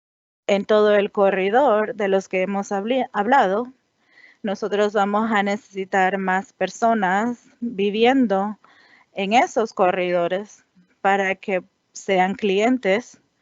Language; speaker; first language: Spanish; non-native, fluent; English